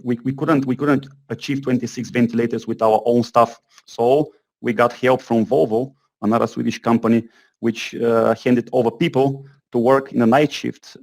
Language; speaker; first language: English; non-native, fluent; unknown